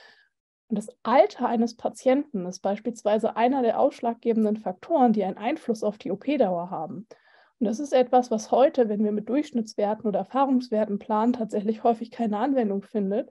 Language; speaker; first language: German; native; German